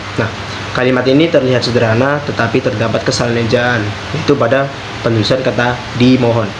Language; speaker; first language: Indonesian; native; Indonesian